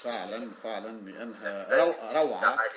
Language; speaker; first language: Arabic; native; Arabic